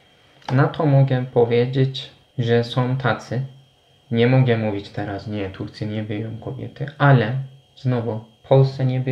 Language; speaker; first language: Polish; non-native, fluent; Turkish